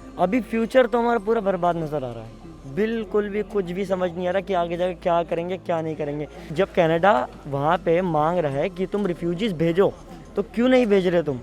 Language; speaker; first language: Hindi; early bilingual, other home language; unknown